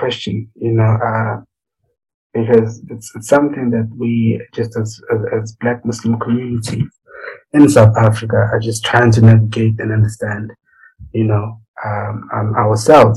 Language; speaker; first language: English; non-native, local second language; Zulu